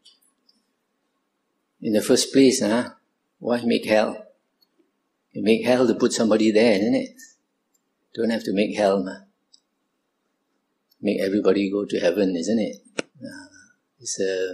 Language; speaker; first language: English; non-native, local second language; Min Nan Chinese